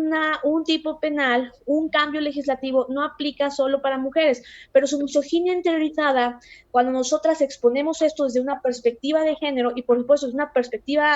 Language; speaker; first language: Spanish; native; Spanish